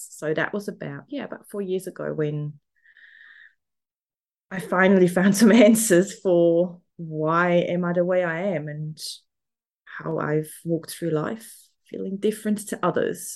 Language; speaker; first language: English; non-native, fluent; German